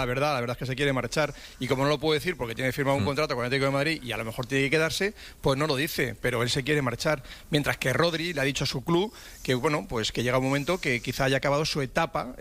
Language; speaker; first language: Spanish; native; Spanish